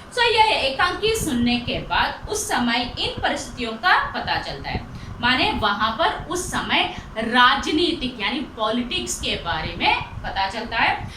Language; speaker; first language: Hindi; non-native, local second language; Telugu